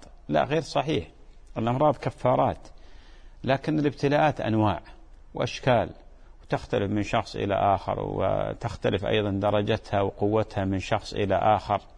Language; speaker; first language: Arabic; native; Arabic